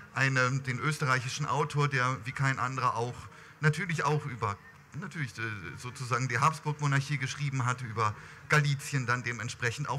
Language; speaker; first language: German; native; German